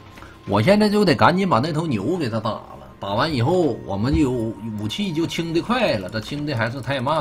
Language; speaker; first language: Chinese; native; Chinese